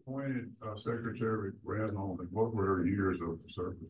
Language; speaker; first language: English; native; English